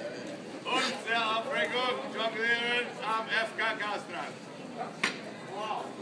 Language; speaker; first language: German; non-native, learner; English